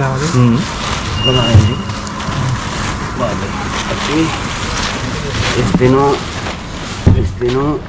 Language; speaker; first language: Spanish; non-native, learner; Filipino